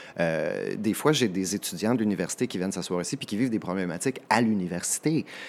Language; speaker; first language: French; native; French